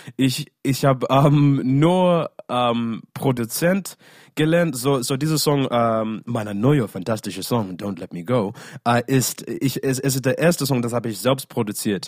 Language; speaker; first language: German; non-native, learner; English